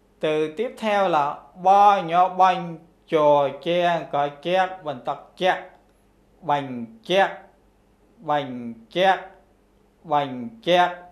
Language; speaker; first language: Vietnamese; non-native, local second language; Khmer